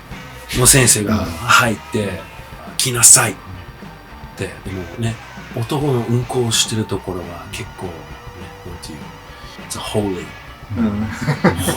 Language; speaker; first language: Japanese; early bilingual, heritage; English